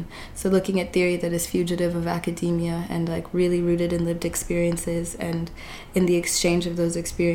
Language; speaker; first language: English; native; English